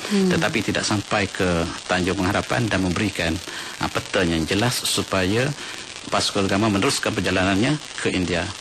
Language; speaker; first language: Malay; native; Malay